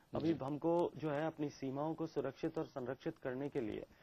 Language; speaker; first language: Hindi; native; Hindi